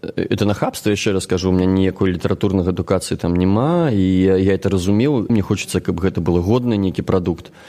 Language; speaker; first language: Belarusian; native; Belarusian